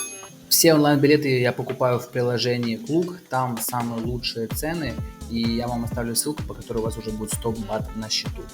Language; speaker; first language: Russian; native; Russian